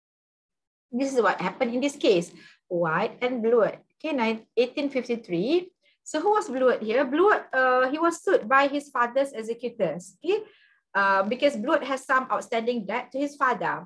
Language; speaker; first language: English; non-native, local second language; Malay